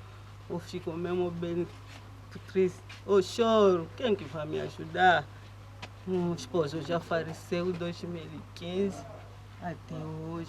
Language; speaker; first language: Portuguese; non-native, local second language; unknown